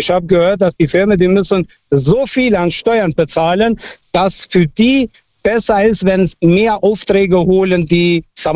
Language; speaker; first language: German; non-native, fluent; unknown